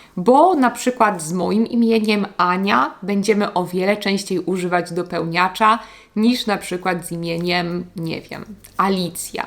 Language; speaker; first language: Polish; native; Polish